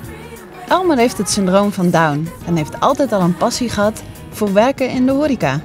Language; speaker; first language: Dutch; native; Dutch